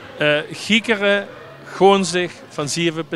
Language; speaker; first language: Dutch; native; Dutch